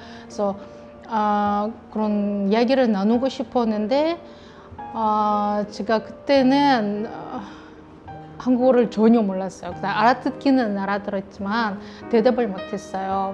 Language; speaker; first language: Korean; non-native, fluent; Russian